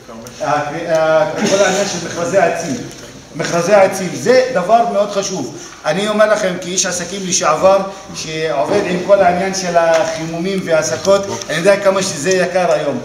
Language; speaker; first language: Hebrew; non-native, local second language; Arabic